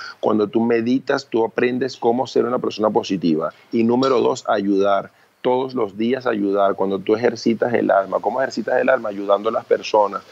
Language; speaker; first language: Spanish; early bilingual, other home language; Chinese